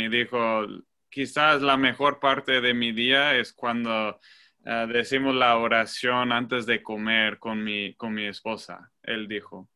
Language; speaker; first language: Spanish; non-native, fluent; English